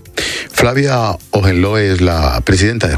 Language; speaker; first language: Spanish; native; Spanish